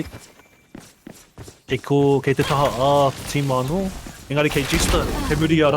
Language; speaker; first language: Māori; non-native, local second language; English